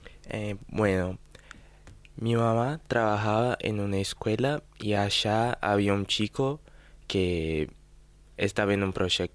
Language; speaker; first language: Spanish; non-native, learner; Portuguese